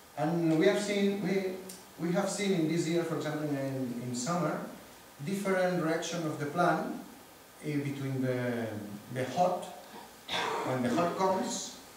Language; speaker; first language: English; non-native, fluent; Spanish